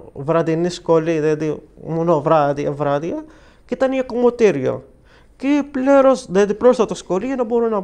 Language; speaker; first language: Greek; non-native, learner; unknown